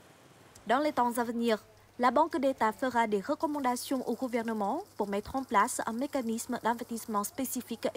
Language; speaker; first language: French; non-native, fluent; Vietnamese